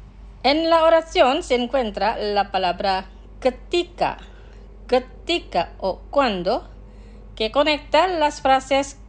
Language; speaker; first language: Spanish; non-native, fluent; Indonesian